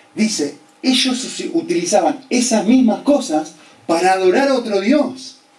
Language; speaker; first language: Spanish; native; Spanish